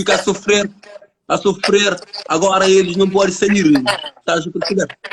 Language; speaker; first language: Portuguese; non-native, learner; Kabuverdianu